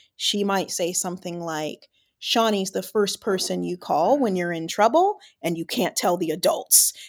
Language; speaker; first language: English; native; English